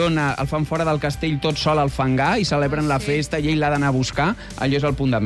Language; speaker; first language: Catalan; native; Catalan